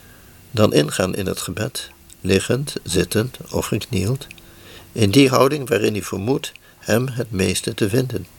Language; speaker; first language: Dutch; native; Dutch